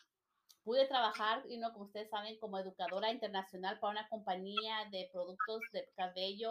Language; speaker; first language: Spanish; native; Spanish